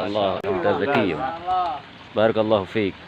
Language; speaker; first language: Arabic; non-native, fluent; Indonesian